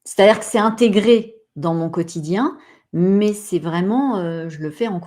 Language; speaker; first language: French; native; French